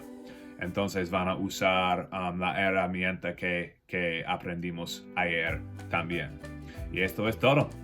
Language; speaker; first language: Spanish; non-native, fluent; English